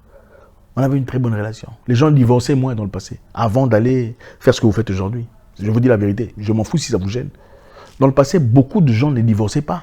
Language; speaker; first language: French; native; French